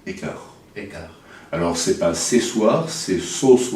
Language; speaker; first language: French; native; French